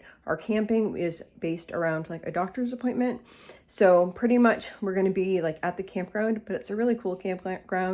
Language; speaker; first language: English; native; English